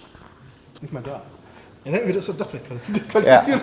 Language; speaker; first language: German; native; German